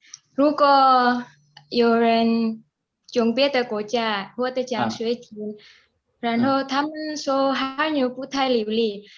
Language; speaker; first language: Chinese; non-native, learner; Indonesian